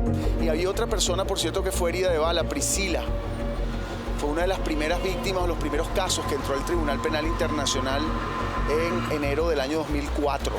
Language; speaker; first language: Spanish; native; Spanish